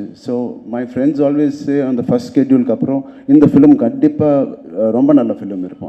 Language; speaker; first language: Tamil; non-native, local second language; Telugu